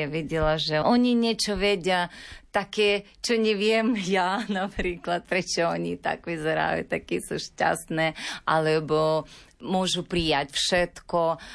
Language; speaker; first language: Slovak; non-native, learner; Ukrainian